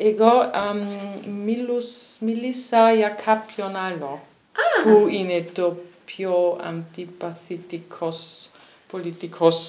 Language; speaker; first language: Greek; non-native, learner; German